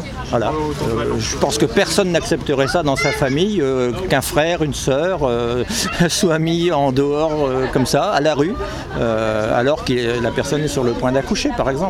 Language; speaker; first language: French; native; French